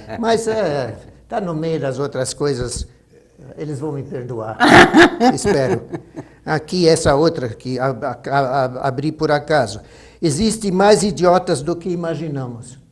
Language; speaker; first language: Portuguese; early bilingual, other home language; German